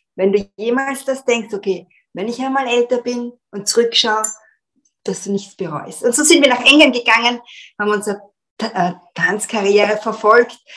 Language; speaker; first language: German; native; German